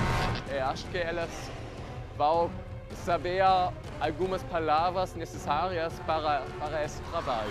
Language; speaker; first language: Portuguese; non-native, learner; German